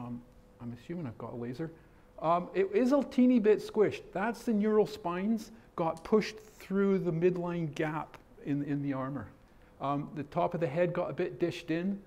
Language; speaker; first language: English; native; English